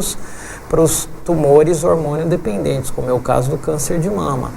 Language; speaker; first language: Portuguese; native; Portuguese